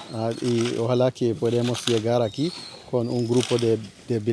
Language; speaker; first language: Spanish; non-native, fluent; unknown